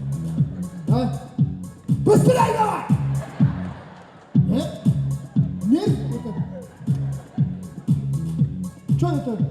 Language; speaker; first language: Russian; non-native, local second language; Kyrgyz